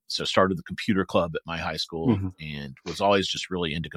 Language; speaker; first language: English; native; English